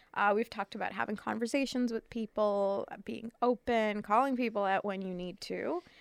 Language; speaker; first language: English; early bilingual, other home language; Urdu